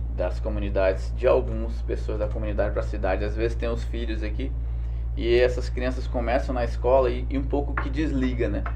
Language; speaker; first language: Portuguese; native; Portuguese